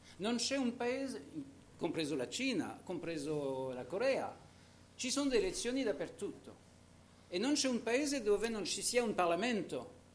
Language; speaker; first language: Italian; non-native, fluent; French